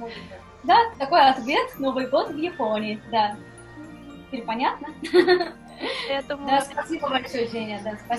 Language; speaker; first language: Russian; non-native, fluent; Japanese